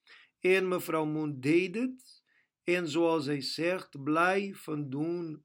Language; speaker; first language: Dutch; non-native, fluent; Portuguese